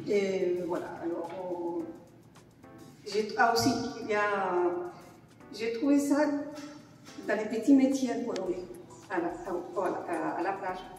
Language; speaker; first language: French; non-native, fluent; Spanish